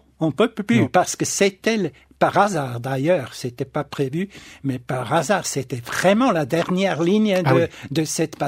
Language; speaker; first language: French; non-native, local second language; German